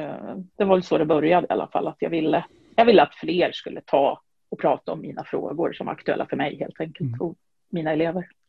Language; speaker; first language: Swedish; native; Swedish